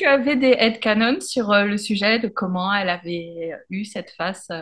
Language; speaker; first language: French; native; French